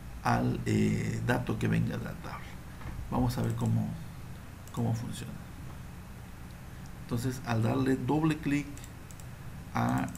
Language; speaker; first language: Spanish; native; Spanish